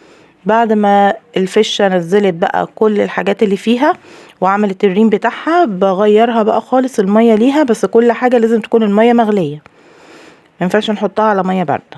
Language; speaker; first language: Arabic; native; Arabic